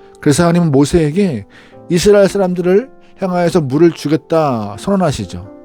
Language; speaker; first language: Korean; native; Korean